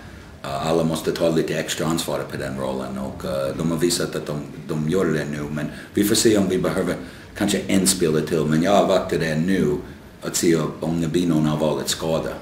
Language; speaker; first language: Swedish; non-native, fluent; English